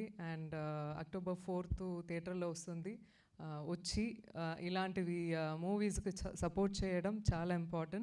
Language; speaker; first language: Telugu; non-native, fluent; Tamil